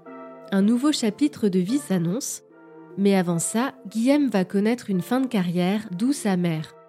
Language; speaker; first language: French; native; French